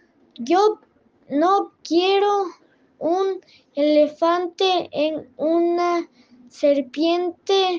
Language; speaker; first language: Spanish; non-native, learner; French